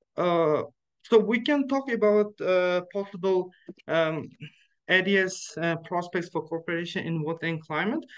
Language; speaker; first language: English; non-native, fluent; Uzbek